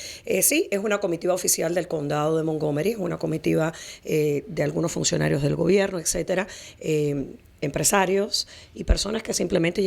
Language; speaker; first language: Spanish; native; Spanish